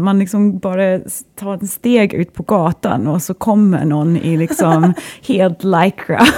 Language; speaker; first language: Swedish; non-native, fluent; English